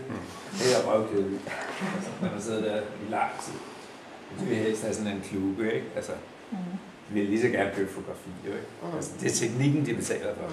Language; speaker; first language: Danish; native; Danish